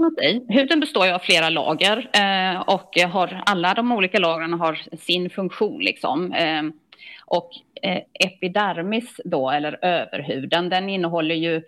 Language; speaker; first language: Swedish; native; Swedish